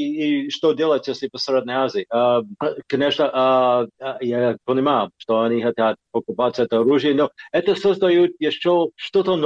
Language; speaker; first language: Russian; non-native, fluent; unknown